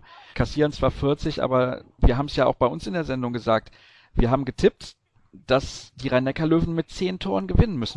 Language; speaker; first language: German; native; German